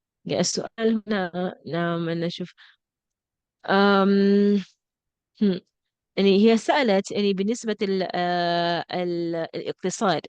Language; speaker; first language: Arabic; non-native, fluent; English